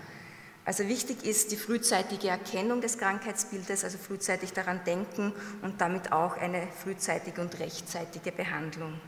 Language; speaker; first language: German; native; German